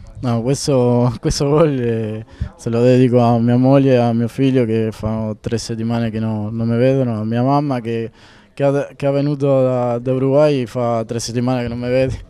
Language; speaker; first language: Italian; non-native, fluent; Spanish